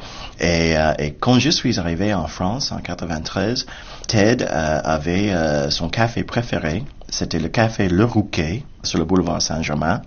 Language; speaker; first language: French; non-native, fluent; English